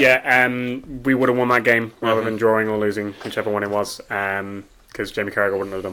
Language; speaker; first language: English; native; English